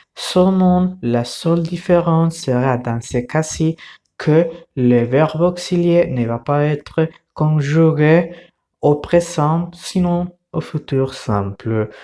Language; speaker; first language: French; non-native, fluent; Spanish